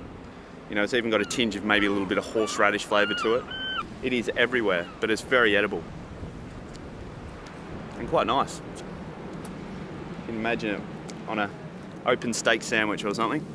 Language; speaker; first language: English; native; English